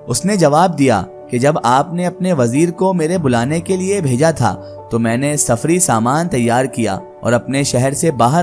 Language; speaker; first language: Hindi; native; Hindi